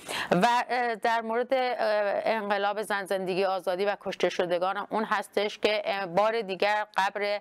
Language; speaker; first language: Persian; non-native, local second language; Kurdish